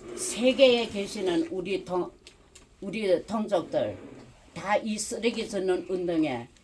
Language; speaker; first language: Korean; early bilingual, heritage; Korean